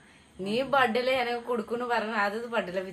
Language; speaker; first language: Malayalam; non-native, learner; Nepali